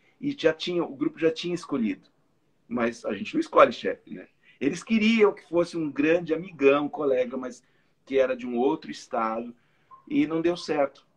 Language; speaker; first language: Portuguese; native; Portuguese